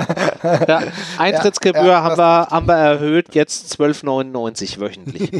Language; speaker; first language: German; native; German